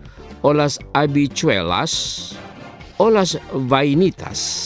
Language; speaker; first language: Spanish; non-native, fluent; Indonesian